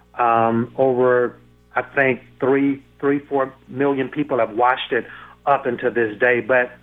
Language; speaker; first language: English; native; English